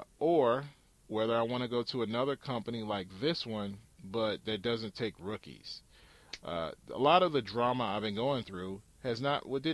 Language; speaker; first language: English; native; English